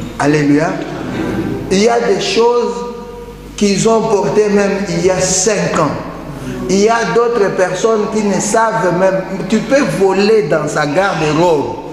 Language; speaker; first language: French; non-native, local second language; Lingala